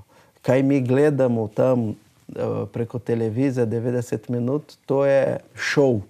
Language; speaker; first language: Slovenian; non-native, learner; Portuguese